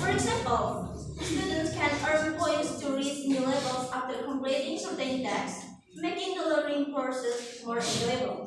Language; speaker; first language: English; non-native, learner; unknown